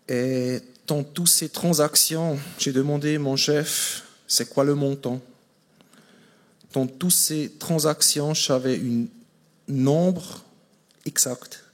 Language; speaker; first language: French; non-native, fluent; German